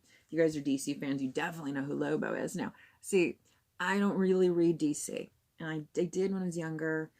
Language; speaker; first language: English; native; English